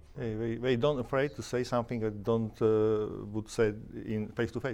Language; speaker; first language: English; non-native, learner; Slovak